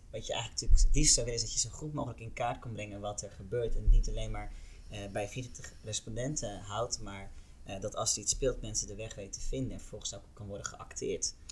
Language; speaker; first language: Dutch; native; Dutch